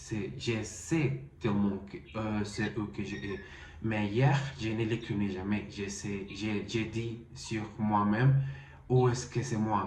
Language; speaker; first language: French; non-native, learner; Spanish